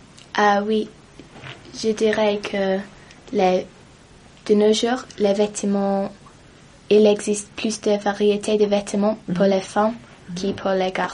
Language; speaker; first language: French; non-native, learner; English